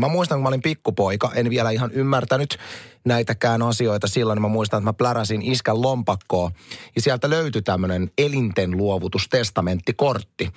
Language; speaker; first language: Finnish; native; Finnish